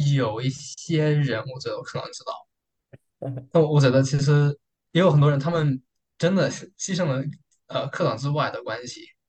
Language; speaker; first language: Chinese; non-native, learner; English